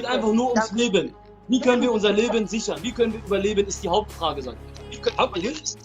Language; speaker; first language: German; early bilingual, other home language; Tigrinya